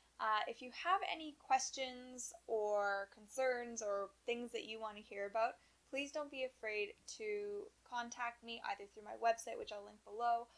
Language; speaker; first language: English; native; English